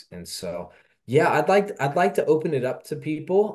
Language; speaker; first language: English; native; English